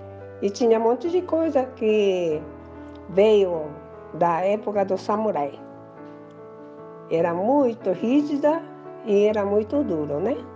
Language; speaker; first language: Portuguese; early bilingual, other home language; Japanese